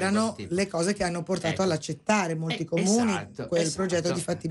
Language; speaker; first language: Italian; native; Italian